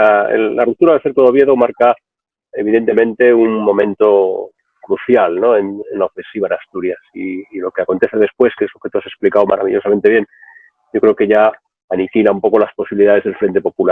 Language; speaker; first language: Spanish; native; Spanish